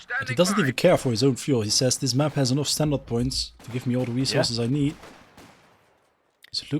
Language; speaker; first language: English; non-native, fluent; Dutch